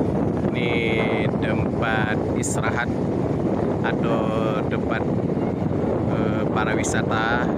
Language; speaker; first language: Indonesian; non-native, local second language; Achinese